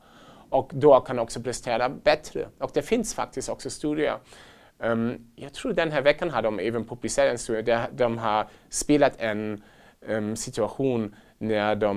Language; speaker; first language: Swedish; non-native, fluent; German